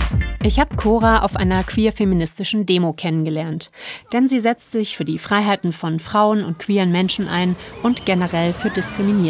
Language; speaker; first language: German; native; German